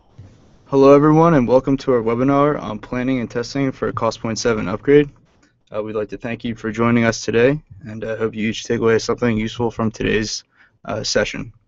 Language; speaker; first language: English; native; English